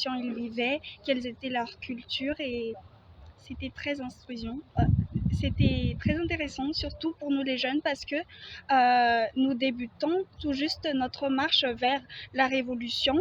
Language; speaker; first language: French; non-native, local second language; Malagasy